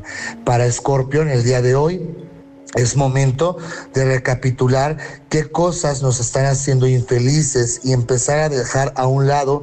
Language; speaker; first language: Spanish; native; Spanish